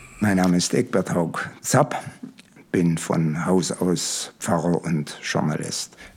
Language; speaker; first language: German; native; German